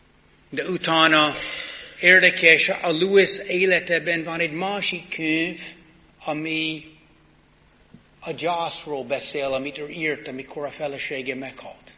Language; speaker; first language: Hungarian; non-native, learner; English